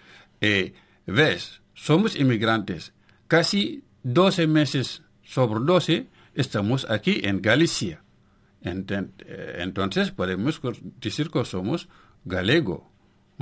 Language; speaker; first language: Spanish; non-native, local second language; Wolof